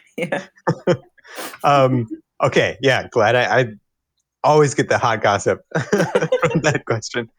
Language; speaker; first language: English; native; English